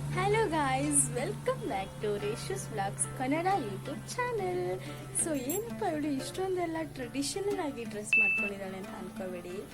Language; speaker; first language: Kannada; non-native, local second language; Malayalam